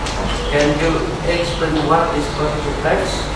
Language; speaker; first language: English; non-native, learner; Indonesian